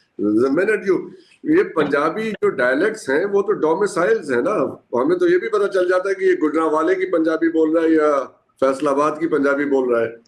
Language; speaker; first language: Urdu; non-native, local second language; Punjabi